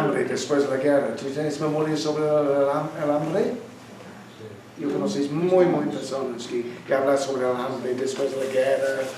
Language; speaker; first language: Spanish; non-native, learner; English